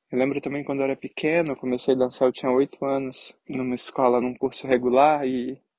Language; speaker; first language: Portuguese; native; Portuguese